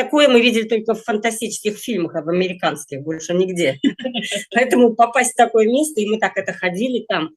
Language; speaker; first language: Russian; native; Russian